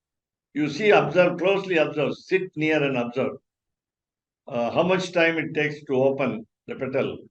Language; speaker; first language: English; non-native, local second language; Tamil